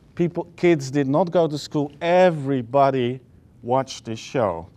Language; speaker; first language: English; non-native, fluent; Dutch